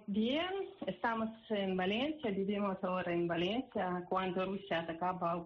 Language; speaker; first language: Spanish; non-native, learner; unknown